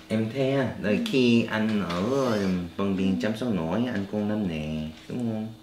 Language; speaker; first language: Vietnamese; non-native, learner; Korean